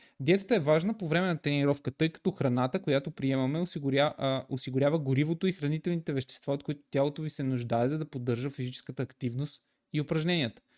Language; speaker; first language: Bulgarian; native; Bulgarian